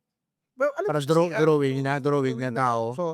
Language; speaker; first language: Filipino; non-native, learner; Japanese